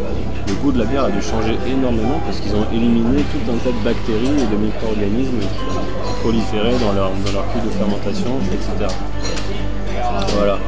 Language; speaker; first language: French; native; French